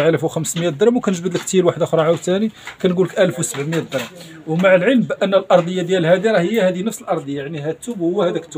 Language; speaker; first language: Arabic; native; Arabic